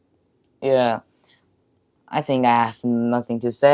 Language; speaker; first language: English; non-native, learner; Chinese